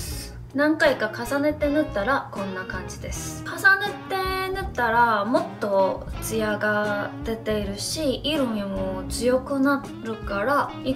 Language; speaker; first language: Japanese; non-native, fluent; Korean